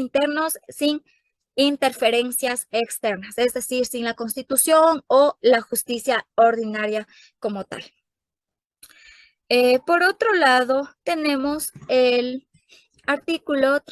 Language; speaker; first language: Spanish; native; Spanish